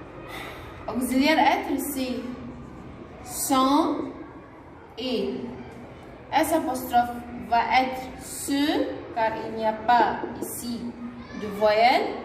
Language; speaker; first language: French; non-native, fluent; Arabic